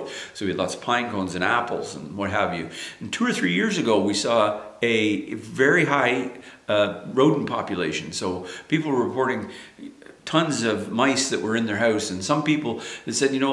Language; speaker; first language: English; native; English